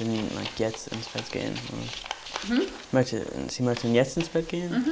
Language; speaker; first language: German; non-native, learner; English